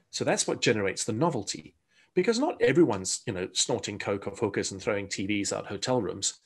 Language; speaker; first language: English; native; English